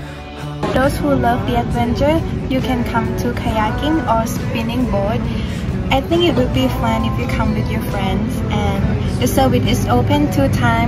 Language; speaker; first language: English; non-native, learner; Thai